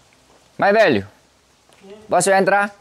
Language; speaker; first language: Portuguese; non-native, learner; Vietnamese